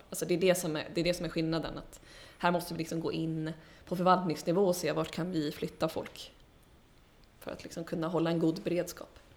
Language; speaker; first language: Swedish; early bilingual, heritage; Swedish